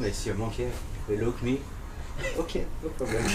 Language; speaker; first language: English; non-native, learner; French